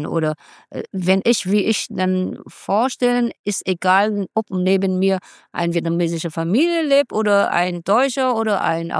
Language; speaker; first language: German; non-native, fluent; Vietnamese